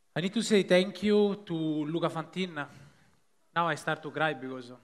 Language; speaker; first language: English; non-native, fluent; Italian